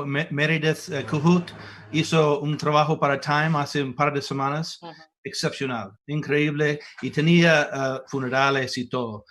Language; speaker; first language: Spanish; non-native, fluent; English